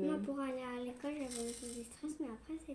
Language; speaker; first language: French; native; French